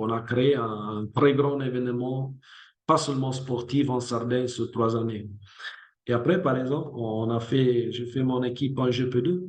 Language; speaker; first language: French; non-native, fluent; Italian